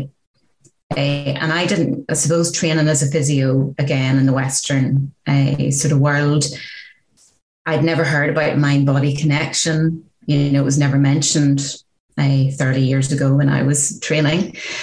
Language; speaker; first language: English; native; English